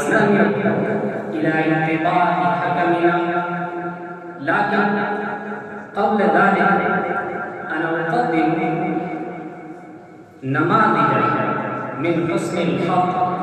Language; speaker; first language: Arabic; non-native, fluent; Urdu